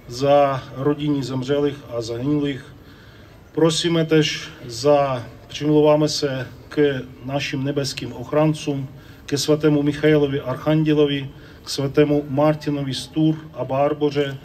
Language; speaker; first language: Czech; non-native, fluent; Ukrainian